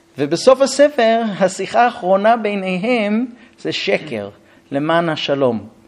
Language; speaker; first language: Hebrew; non-native, fluent; English